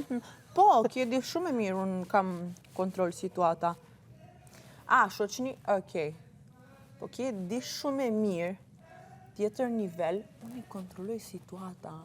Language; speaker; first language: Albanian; early bilingual, heritage; Italian